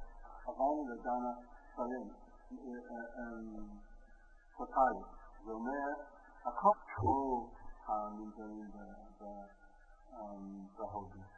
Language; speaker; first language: Hebrew; non-native, fluent; English